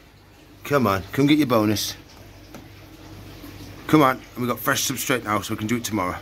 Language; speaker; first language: English; native; English